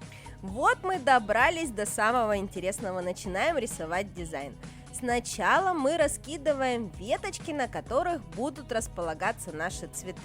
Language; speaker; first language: Russian; native; Russian